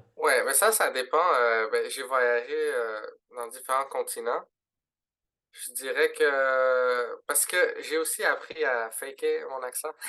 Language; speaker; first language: French; early bilingual, other home language; Arabic